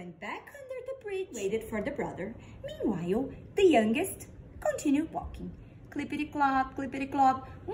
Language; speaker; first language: English; non-native, fluent; Portuguese